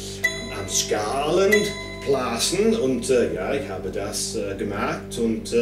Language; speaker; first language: German; non-native, learner; English